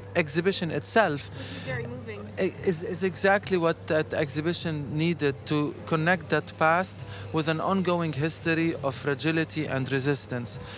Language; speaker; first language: English; non-native, fluent; Arabic